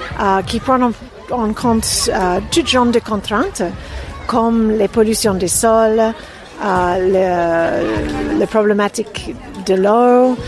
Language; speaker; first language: French; non-native, fluent; English